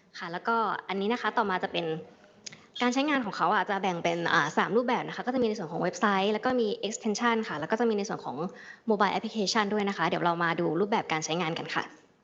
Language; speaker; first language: Thai; native; Thai